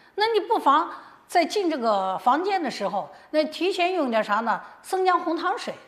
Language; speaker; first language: Chinese; native; Chinese